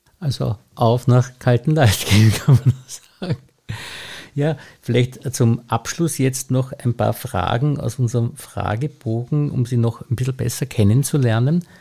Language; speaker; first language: German; native; German